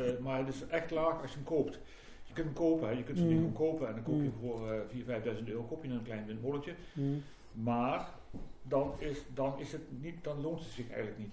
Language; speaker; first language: Dutch; native; Dutch